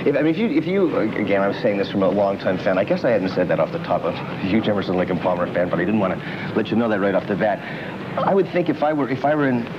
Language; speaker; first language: English; native; English